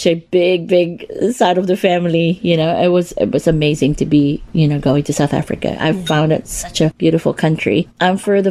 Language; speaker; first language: English; non-native, local second language; Cebuano